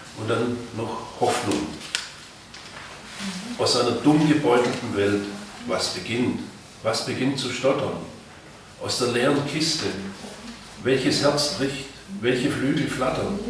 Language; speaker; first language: German; native; German